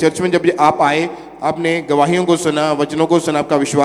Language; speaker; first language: Hindi; native; Hindi